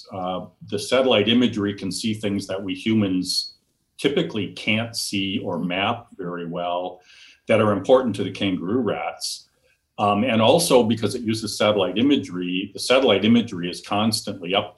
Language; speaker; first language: English; native; English